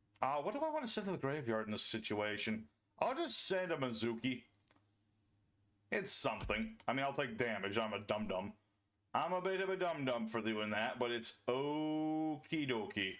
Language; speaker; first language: English; native; English